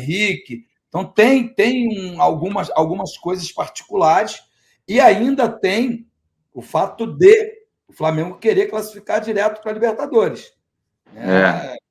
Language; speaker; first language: Portuguese; native; Portuguese